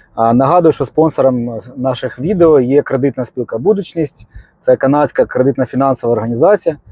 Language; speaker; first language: Ukrainian; non-native, local second language; Russian